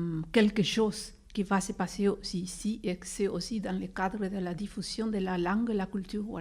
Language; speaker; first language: French; non-native, fluent; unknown